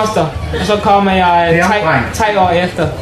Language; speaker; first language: Danish; non-native, learner; Mon